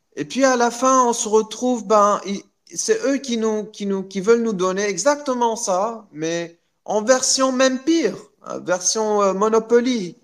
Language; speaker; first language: French; non-native, local second language; Arabic